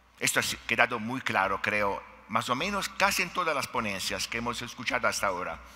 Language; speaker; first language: Spanish; non-native, fluent; Italian